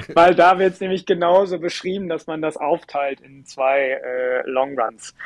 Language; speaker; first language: German; native; German